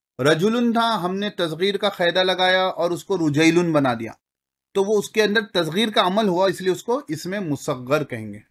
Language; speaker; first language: Urdu; native; Urdu